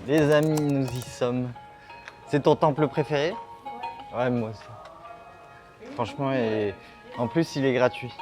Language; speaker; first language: French; native; French